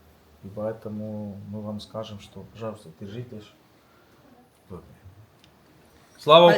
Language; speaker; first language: Russian; non-native, learner; Estonian